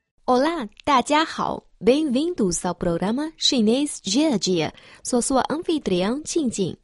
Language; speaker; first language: Portuguese; non-native, fluent; Chinese